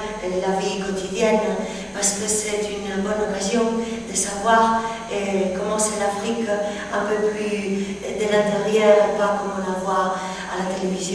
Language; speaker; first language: French; non-native, fluent; Spanish